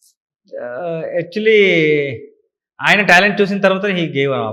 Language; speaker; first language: Telugu; non-native, learner; Kannada